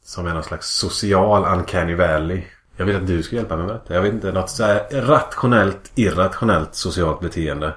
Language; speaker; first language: Swedish; native; Swedish